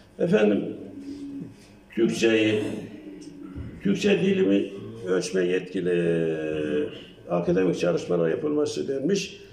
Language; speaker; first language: Turkish; native; Turkish